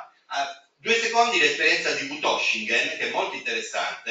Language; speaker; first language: Italian; native; Italian